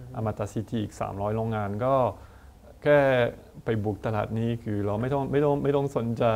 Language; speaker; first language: Thai; non-native, fluent; French